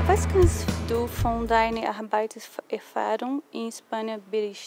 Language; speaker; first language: German; non-native, fluent; Portuguese